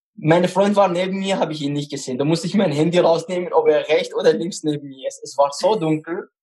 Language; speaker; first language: German; non-native, fluent; Arabic